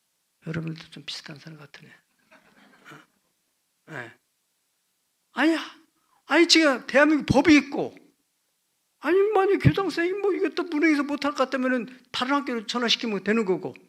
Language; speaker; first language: Korean; native; Korean